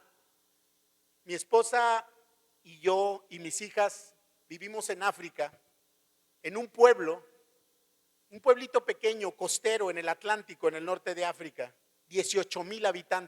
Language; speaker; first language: Spanish; native; Spanish